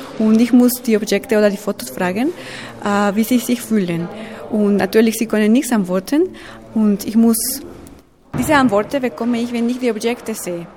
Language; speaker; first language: German; non-native, fluent; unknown